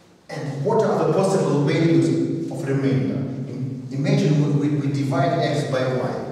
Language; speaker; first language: English; non-native, fluent; Russian